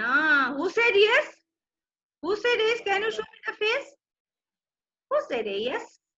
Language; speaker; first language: English; non-native, local second language; Bangla